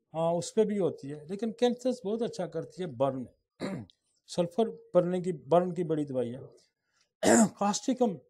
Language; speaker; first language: Urdu; non-native, local second language; Saraiki